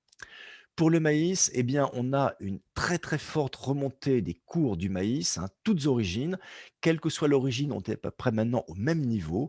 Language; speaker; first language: French; native; French